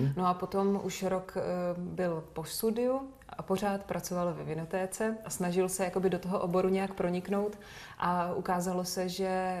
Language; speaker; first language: Czech; native; Czech